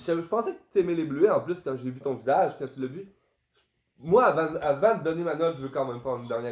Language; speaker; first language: French; native; French